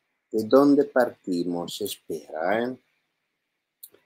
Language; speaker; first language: Spanish; non-native, learner; Italian